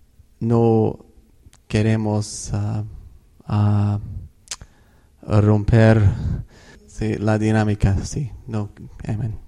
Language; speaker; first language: Spanish; non-native, fluent; English